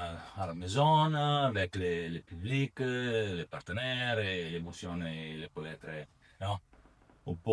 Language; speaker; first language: French; non-native, learner; Italian